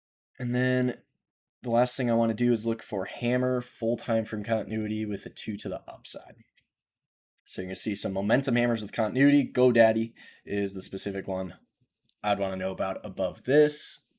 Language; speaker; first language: English; native; English